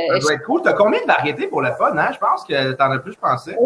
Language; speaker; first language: French; native; French